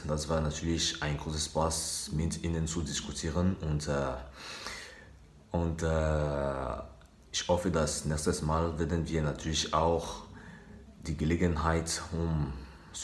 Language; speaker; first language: German; non-native, learner; French